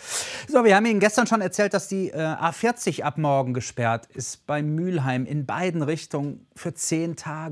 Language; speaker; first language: German; native; German